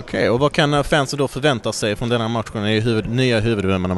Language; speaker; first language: Swedish; native; Swedish